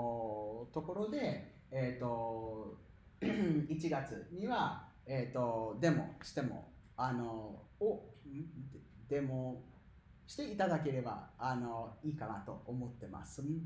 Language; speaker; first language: Japanese; non-native, fluent; English